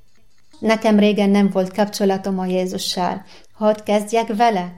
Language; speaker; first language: Hungarian; non-native, learner; Arabic